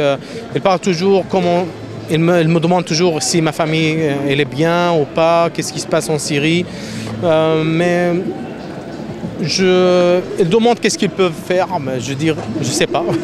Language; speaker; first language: French; non-native, fluent; Arabic